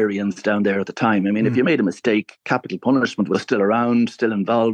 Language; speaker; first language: English; native; English